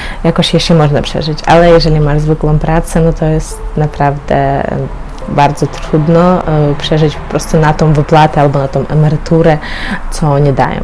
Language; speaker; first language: Polish; non-native, fluent; Ukrainian